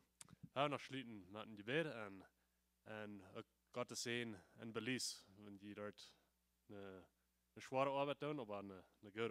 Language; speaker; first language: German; non-native, learner; Plautdietsch